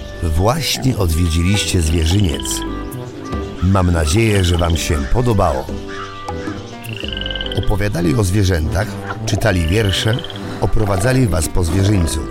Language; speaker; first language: Polish; native; Polish